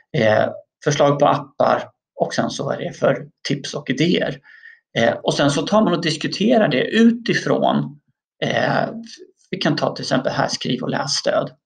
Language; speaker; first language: Swedish; native; Swedish